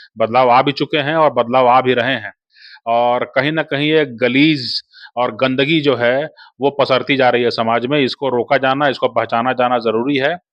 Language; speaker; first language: Hindi; native; Hindi